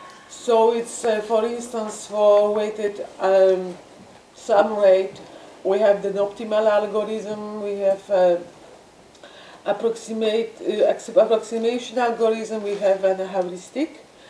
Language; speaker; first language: English; non-native, fluent; French